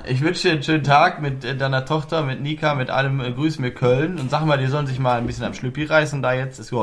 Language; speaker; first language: German; native; German